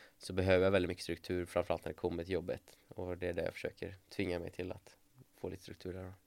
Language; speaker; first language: Swedish; native; Swedish